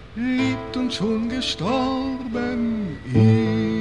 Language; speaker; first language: German; native; German